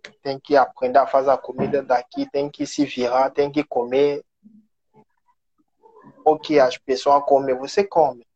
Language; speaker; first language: Portuguese; non-native, learner; French